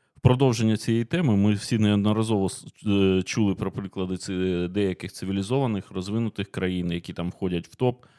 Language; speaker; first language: Ukrainian; native; Ukrainian